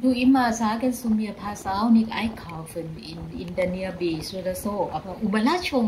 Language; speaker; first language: German; non-native, learner; Thai